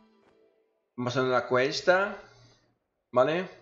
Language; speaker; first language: Spanish; native; Spanish